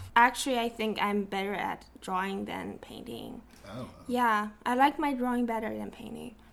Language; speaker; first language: English; non-native, fluent; Chinese